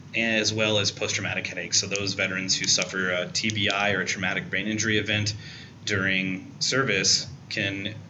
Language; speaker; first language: English; native; English